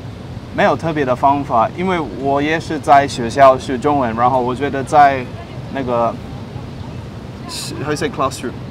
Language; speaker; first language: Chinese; non-native, fluent; English